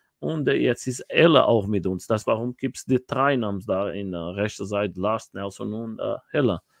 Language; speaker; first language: German; non-native, learner; Portuguese